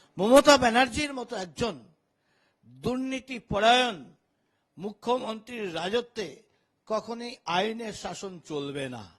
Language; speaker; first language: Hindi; non-native, local second language; Bangla